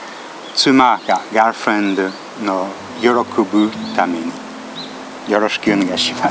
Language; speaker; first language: Japanese; non-native, learner; French